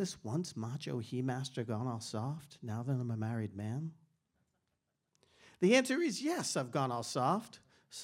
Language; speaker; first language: English; native; English